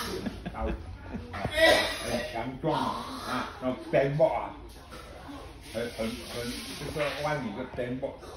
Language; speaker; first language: Chinese; early bilingual, heritage; Chinese